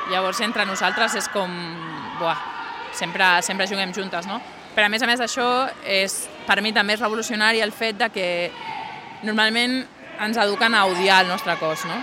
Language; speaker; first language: Catalan; non-native, local second language; Spanish